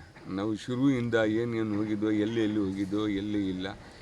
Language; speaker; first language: Kannada; non-native, local second language; Urdu